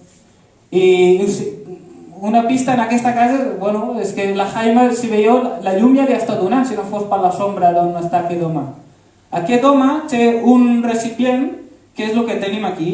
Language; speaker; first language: Catalan; early bilingual, other home language; Arabic